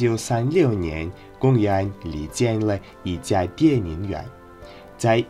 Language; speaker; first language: Chinese; non-native, learner; Russian